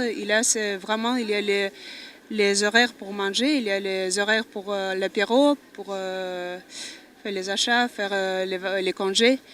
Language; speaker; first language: French; non-native, fluent; Russian